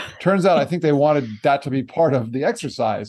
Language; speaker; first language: English; native; English